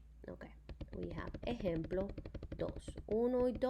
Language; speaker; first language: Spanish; non-native, fluent; English